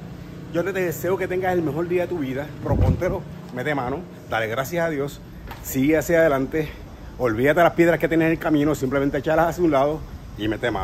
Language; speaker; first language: Spanish; native; Spanish